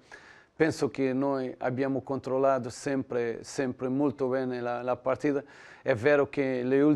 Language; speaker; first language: Italian; non-native, learner; Portuguese